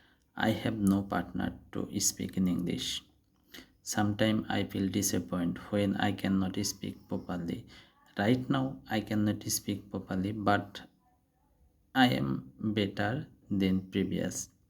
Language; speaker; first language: English; non-native, learner; Bangla